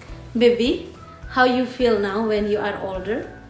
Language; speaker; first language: English; non-native, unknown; Indonesian